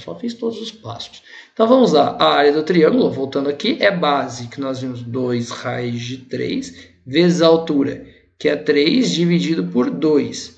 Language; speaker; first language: Portuguese; native; Portuguese